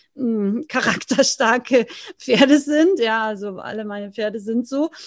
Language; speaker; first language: German; native; German